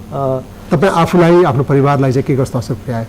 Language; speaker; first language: Nepali; native; Nepali